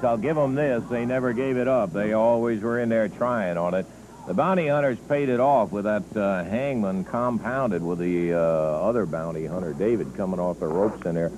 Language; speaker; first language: English; native; English